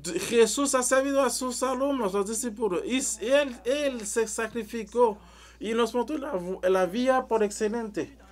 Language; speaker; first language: Spanish; non-native, learner; French